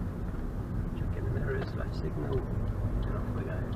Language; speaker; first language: English; native; English